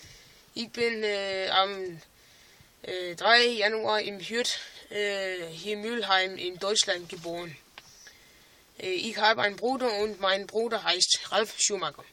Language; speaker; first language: German; non-native, learner; Danish